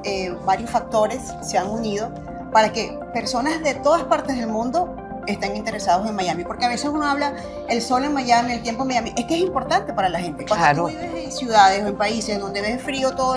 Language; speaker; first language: Spanish; native; Spanish